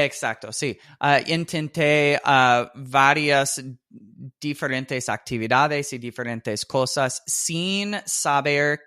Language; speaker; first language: Spanish; non-native, fluent; English